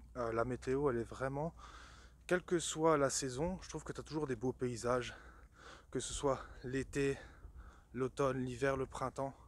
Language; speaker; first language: French; native; French